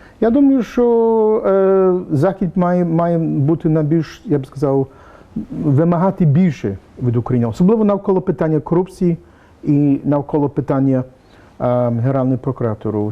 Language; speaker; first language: Ukrainian; early bilingual, heritage; English